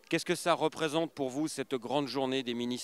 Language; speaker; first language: French; native; French